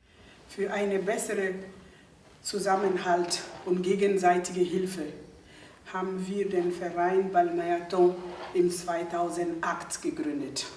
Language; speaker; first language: German; non-native, fluent; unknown